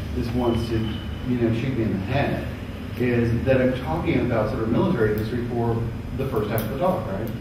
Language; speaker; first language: English; native; English